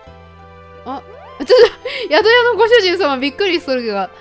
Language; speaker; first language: Japanese; native; Japanese